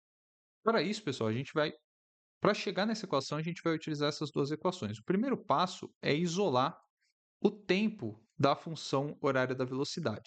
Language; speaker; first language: Portuguese; native; Portuguese